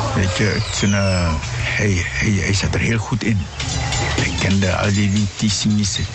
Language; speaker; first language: Dutch; non-native, local second language; English